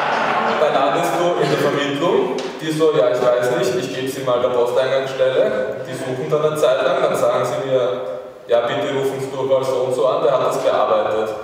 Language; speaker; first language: German; native; German